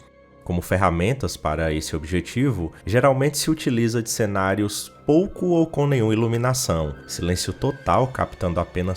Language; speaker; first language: Portuguese; native; Portuguese